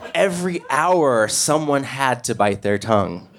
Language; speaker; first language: English; native; English